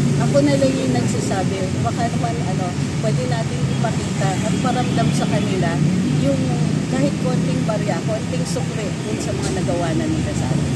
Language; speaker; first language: Filipino; native; Filipino